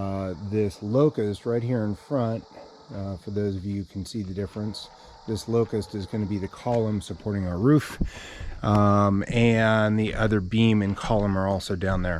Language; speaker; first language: English; native; English